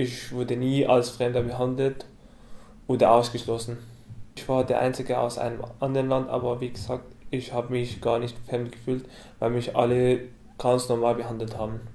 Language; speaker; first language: German; non-native, fluent; Arabic